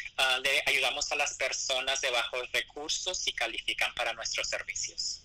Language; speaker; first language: Spanish; early bilingual, other home language; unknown